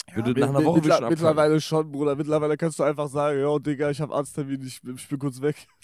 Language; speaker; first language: German; non-native, local second language; Luxembourgish